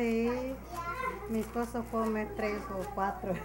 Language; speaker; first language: Spanish; non-native, local second language; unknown